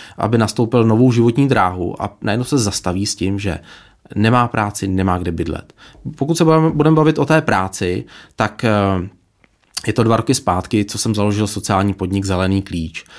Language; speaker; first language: Czech; native; Czech